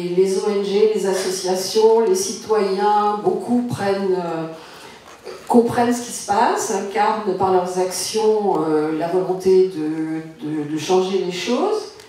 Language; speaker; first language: French; native; French